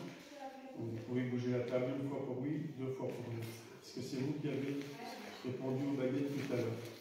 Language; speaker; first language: French; native; French